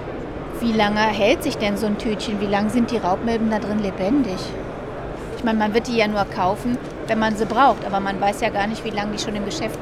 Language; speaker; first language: German; native; German